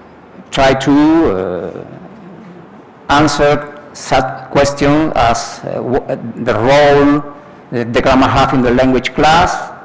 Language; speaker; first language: English; non-native, fluent; Spanish